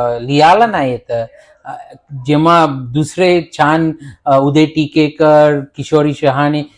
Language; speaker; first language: Marathi; early bilingual, heritage; Marathi